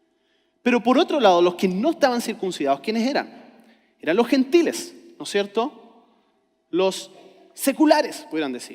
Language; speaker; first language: Spanish; native; Spanish